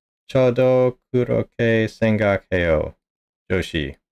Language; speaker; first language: Korean; non-native, learner; English